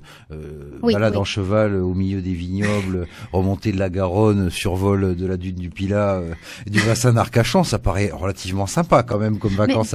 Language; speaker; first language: French; native; French